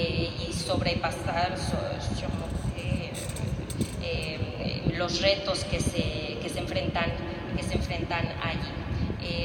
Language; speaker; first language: Spanish; native; Spanish